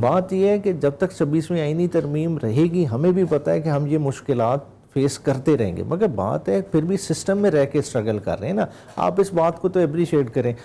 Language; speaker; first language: Urdu; non-native, local second language; Punjabi